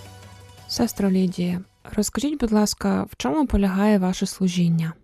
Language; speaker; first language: Ukrainian; native; Ukrainian